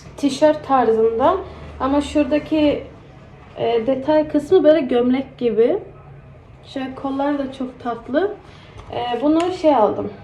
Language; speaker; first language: Turkish; early bilingual, heritage; Turkish